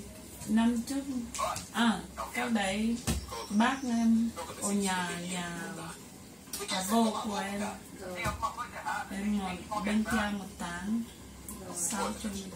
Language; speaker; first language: Vietnamese; non-native, learner; Portuguese